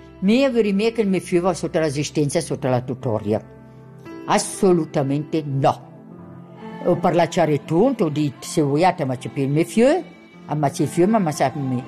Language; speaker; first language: Italian; non-native, local second language; German